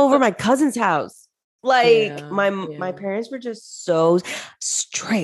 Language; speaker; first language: English; native; English